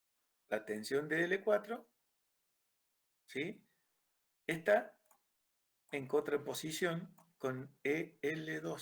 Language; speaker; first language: Spanish; native; Spanish